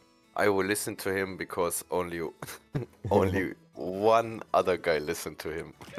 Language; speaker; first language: English; non-native, fluent; German